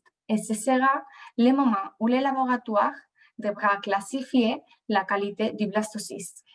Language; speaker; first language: French; non-native, fluent; Spanish